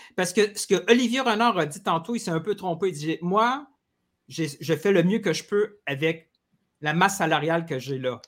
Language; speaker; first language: French; native; French